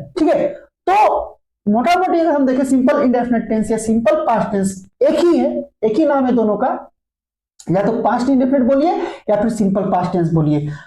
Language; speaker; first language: Hindi; native; Hindi